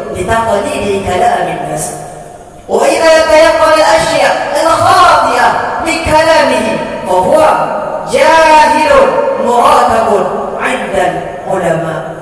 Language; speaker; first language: Arabic; non-native, learner; Achinese